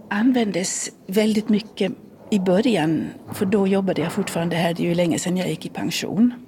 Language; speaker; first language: Swedish; early bilingual, heritage; Swedish